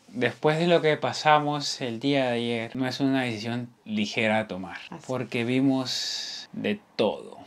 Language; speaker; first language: Spanish; native; Spanish